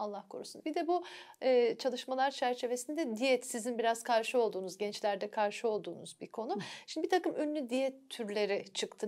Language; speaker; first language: Turkish; native; Turkish